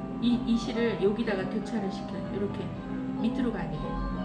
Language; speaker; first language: Korean; native; Korean